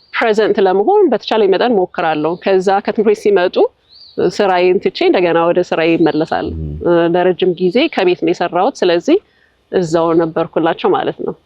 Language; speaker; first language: Amharic; native; Amharic